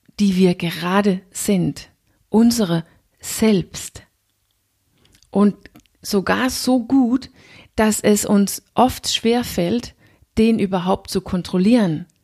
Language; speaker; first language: German; non-native, fluent; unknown